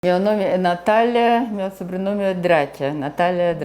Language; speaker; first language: Portuguese; non-native, fluent; Russian